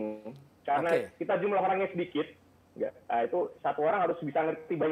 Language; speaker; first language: Indonesian; native; Indonesian